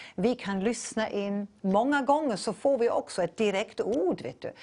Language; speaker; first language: Swedish; non-native, fluent; English